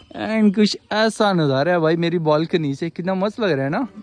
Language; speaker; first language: Hindi; native; Hindi